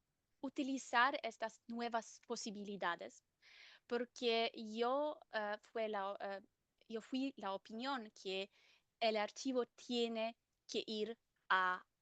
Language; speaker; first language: Spanish; non-native, fluent; German